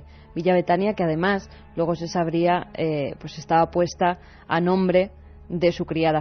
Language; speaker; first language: Spanish; native; Spanish